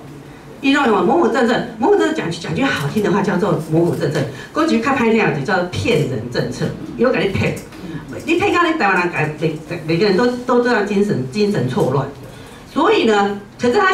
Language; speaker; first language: Chinese; non-native, local second language; Min Nan Chinese